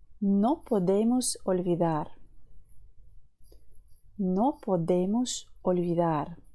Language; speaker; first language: Spanish; non-native, fluent; Ukrainian